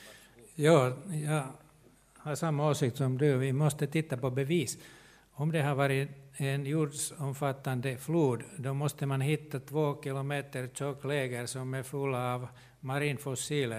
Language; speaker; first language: Swedish; non-native, local second language; Finnish